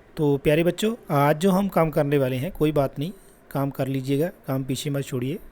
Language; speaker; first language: Hindi; non-native, local second language; Punjabi